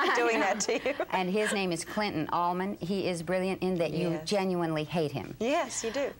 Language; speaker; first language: English; native; English